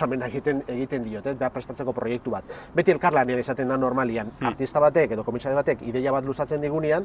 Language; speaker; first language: Basque; native; Basque